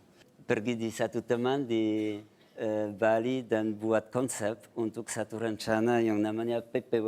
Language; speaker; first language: Indonesian; non-native, fluent; French